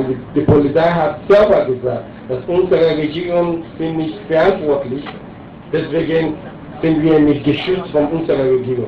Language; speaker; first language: German; non-native, learner; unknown